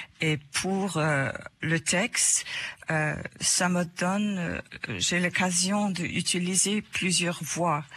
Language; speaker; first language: French; non-native, fluent; English